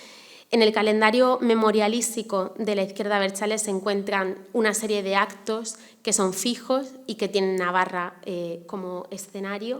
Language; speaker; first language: Spanish; native; Spanish